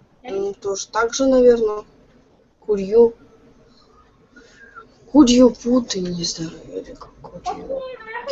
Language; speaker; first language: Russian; native; Russian